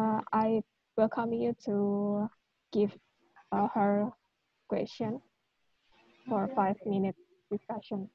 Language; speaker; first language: English; non-native, fluent; Indonesian